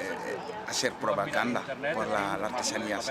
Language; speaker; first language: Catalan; non-native, learner; Spanish